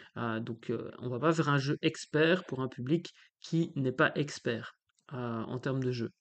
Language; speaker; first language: French; native; French